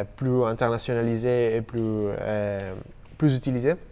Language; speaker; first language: French; non-native, fluent; Spanish